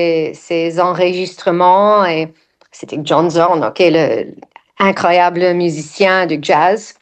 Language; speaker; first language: French; non-native, fluent; English